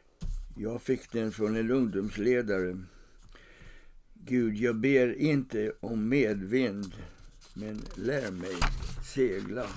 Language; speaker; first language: Swedish; non-native, fluent; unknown